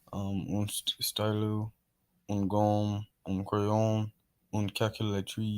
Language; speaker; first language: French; non-native, learner; English